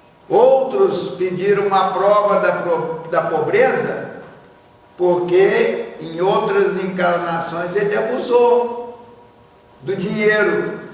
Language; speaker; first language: Portuguese; native; Portuguese